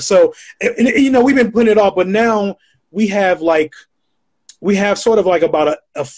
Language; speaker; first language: English; native; English